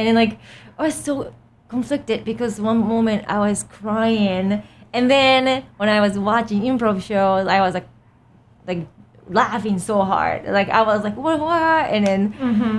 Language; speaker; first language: English; non-native, fluent; Japanese